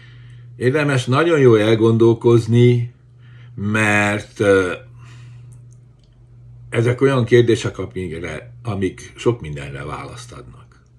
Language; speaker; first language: Hungarian; native; Hungarian